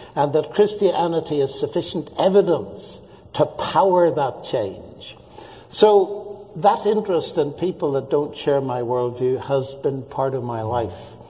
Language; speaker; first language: English; native; English